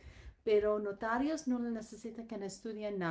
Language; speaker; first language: Spanish; non-native, learner; English